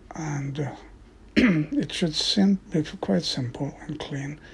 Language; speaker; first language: English; non-native, fluent; Swedish